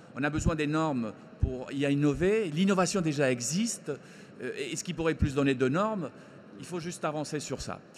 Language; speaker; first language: French; non-native, fluent; Spanish